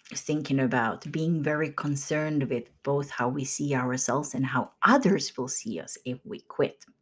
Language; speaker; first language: English; non-native, fluent; Swedish